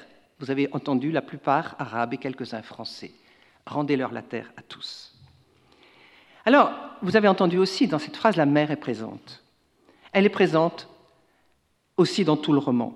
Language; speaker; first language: French; native; French